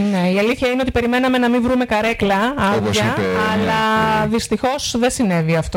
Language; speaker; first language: Greek; native; Greek